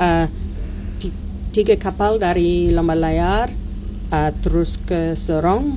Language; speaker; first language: Indonesian; non-native, learner; English